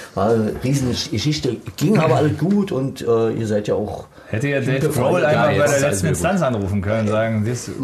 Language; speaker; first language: German; native; German